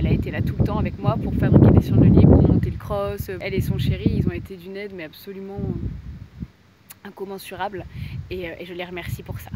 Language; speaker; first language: French; native; French